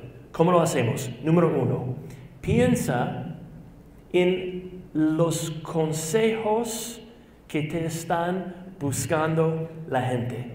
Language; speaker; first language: Spanish; non-native, fluent; English